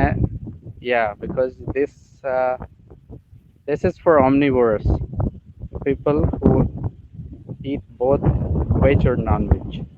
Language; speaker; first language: English; non-native, learner; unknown